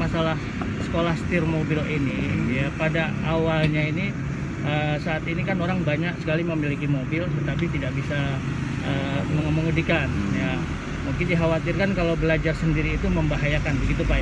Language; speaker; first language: Indonesian; native; Indonesian